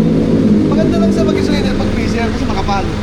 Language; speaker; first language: Filipino; native; Filipino